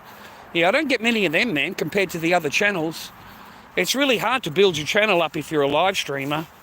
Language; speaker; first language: English; native; English